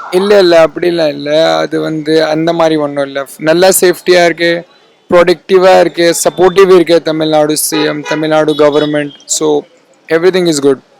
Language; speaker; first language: Tamil; non-native, local second language; Hindi